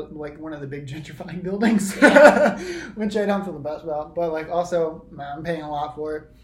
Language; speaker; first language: English; native; English